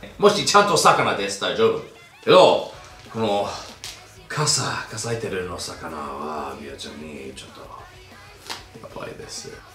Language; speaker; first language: Japanese; non-native, learner; English